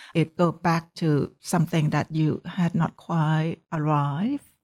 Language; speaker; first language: English; non-native, fluent; Thai